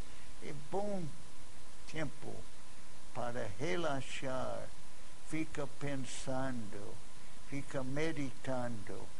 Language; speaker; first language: Portuguese; non-native, fluent; English